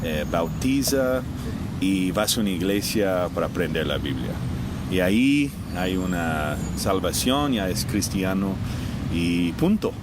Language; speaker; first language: Spanish; non-native, fluent; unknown